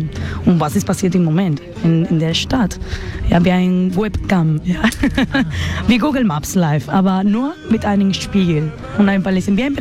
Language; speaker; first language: German; non-native, fluent; Spanish